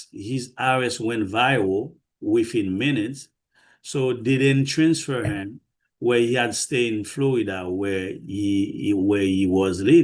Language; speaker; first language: English; non-native, fluent; Haitian Creole